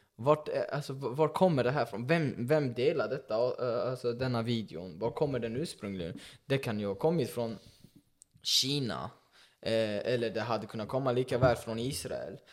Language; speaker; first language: Swedish; early bilingual, other home language; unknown